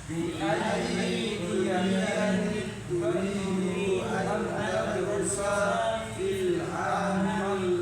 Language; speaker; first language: Arabic; non-native, learner; Indonesian